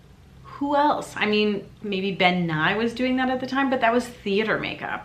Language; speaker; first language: English; native; English